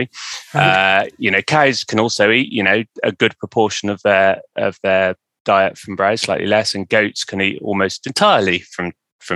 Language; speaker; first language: English; native; English